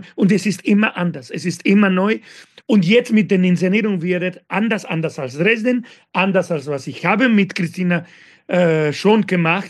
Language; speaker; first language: German; non-native, fluent; Spanish